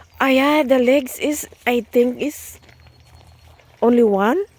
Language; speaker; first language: English; non-native, local second language; Filipino